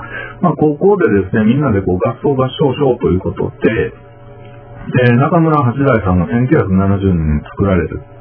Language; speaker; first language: Japanese; native; Japanese